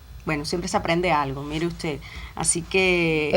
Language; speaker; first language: Spanish; native; Spanish